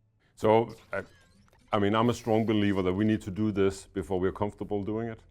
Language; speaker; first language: English; non-native, fluent; Danish